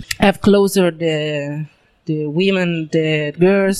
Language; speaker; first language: English; non-native, learner; Italian